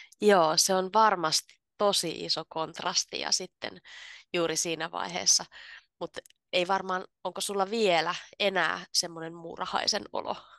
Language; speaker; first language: Finnish; native; Finnish